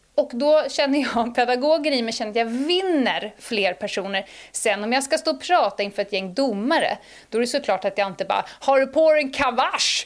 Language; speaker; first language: Swedish; native; Swedish